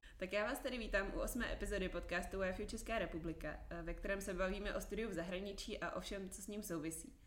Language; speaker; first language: Czech; native; Czech